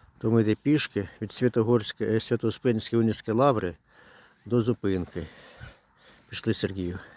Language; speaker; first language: Ukrainian; non-native, local second language; Russian